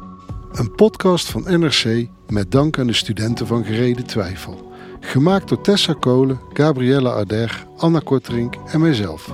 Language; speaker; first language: Dutch; native; Dutch